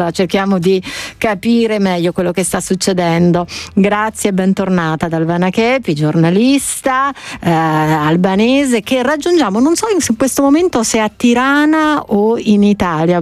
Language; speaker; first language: Italian; native; Italian